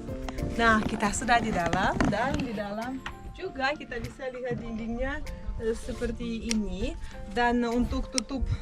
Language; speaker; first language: Indonesian; non-native, fluent; Russian